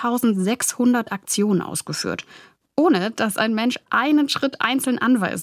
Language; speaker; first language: German; native; German